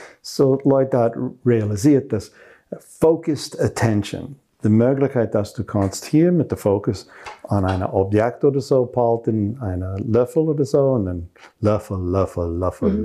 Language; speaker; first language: German; non-native, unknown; English